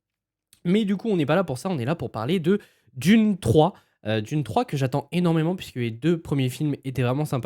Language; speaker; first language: French; native; French